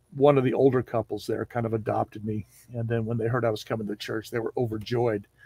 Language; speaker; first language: English; native; English